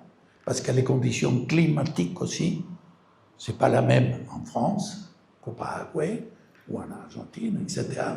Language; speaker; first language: French; non-native, fluent; Spanish